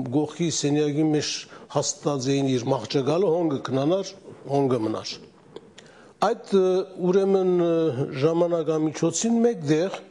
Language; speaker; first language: Armenian; early bilingual, heritage; Armenian